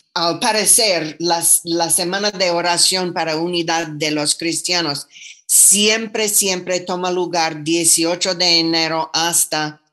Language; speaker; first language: Spanish; non-native, fluent; English